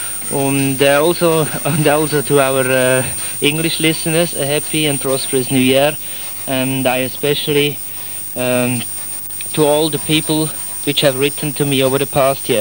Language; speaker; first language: English; non-native, fluent; German